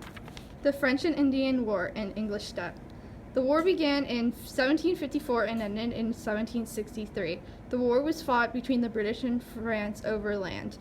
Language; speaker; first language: English; native; English